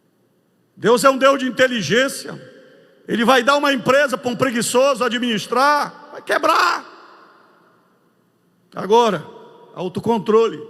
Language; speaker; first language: Portuguese; native; Portuguese